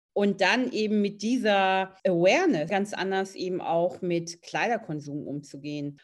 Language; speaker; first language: German; native; German